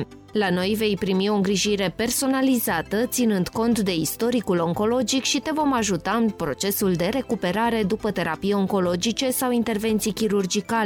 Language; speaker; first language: Romanian; native; Romanian